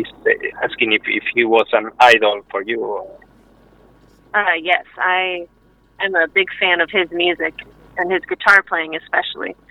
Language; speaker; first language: English; non-native, learner; Spanish